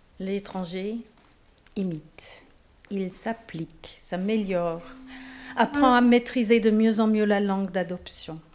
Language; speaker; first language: French; non-native, fluent; English